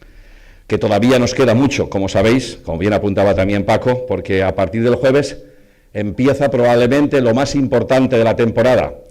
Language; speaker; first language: Spanish; native; Spanish